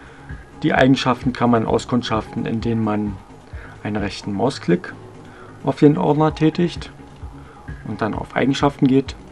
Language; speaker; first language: German; native; German